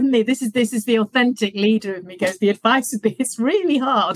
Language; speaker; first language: English; native; English